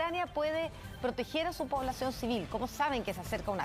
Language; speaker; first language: Spanish; native; Spanish